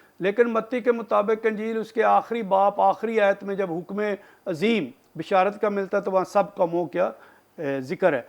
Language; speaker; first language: Urdu; non-native, local second language; Punjabi